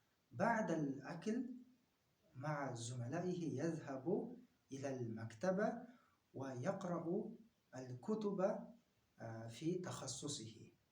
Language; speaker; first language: Arabic; non-native, fluent; Kyrgyz